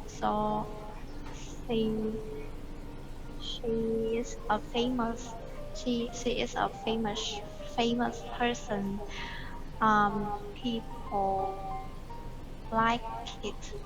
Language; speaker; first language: English; non-native, learner; Vietnamese